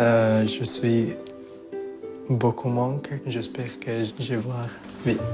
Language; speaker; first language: French; non-native, learner; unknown